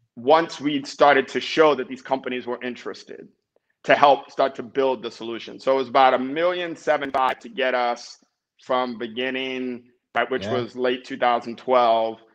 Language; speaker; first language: English; native; English